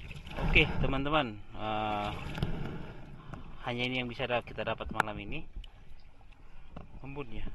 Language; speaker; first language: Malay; non-native, local second language; Batak Toba